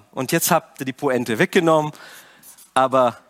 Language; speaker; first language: German; non-native, fluent; Portuguese